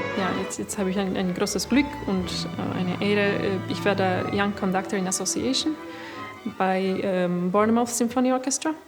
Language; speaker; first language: German; non-native, fluent; Polish